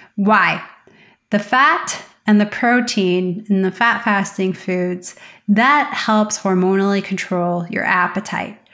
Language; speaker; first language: English; native; English